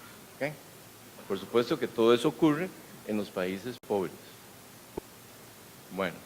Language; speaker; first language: Spanish; native; Spanish